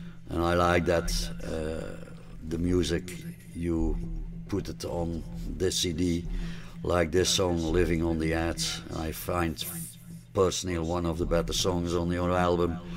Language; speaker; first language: English; non-native, fluent; Dutch